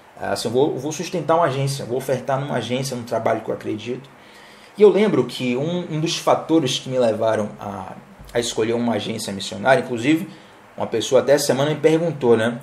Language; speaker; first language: Portuguese; native; Portuguese